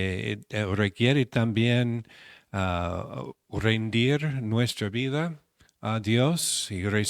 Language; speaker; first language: Spanish; non-native, fluent; English